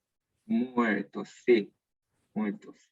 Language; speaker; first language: Spanish; non-native, learner; English